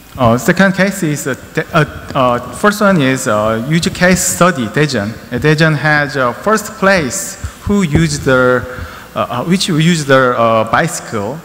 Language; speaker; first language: English; non-native, learner; Korean